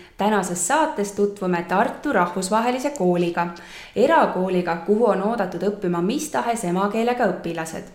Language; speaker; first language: Estonian; native; Estonian